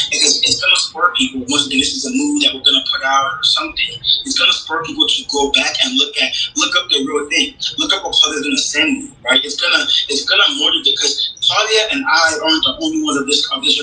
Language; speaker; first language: English; early bilingual, other home language; Igbo